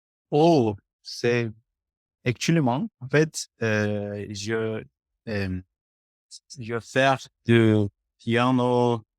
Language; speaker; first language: French; non-native, learner; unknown